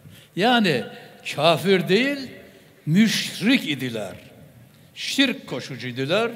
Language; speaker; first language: Turkish; native; Turkish